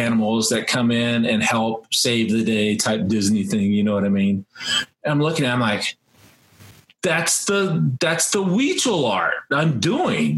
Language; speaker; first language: English; native; English